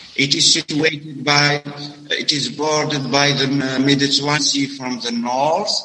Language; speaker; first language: English; non-native, learner; Arabic